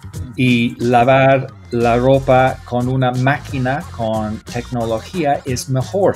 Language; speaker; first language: Spanish; non-native, fluent; English